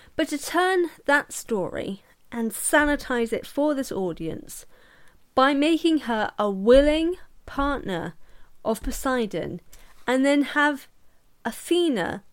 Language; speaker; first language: English; native; English